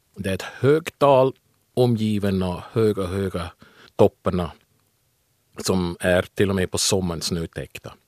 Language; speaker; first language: Swedish; non-native, fluent; German